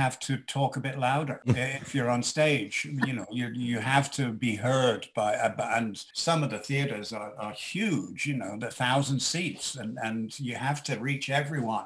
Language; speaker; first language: English; native; English